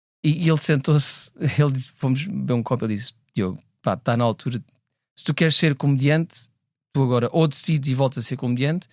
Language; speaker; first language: Portuguese; native; Portuguese